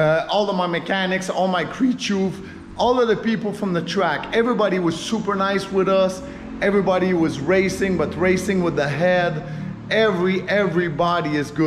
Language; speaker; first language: English; non-native, local second language; French